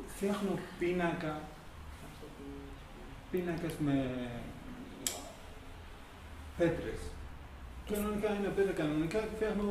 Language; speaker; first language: Greek; non-native, learner; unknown